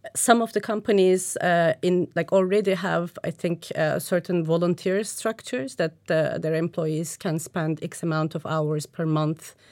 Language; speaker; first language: English; non-native, fluent; Turkish